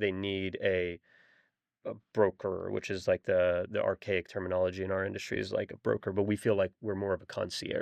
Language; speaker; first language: English; native; English